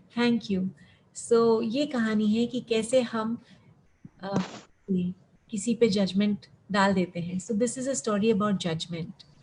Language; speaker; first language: Hindi; early bilingual, heritage; Hindi